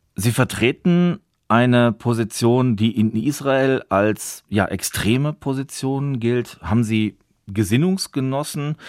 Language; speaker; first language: German; native; German